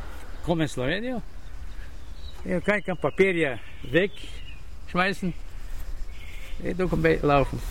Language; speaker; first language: German; non-native, learner; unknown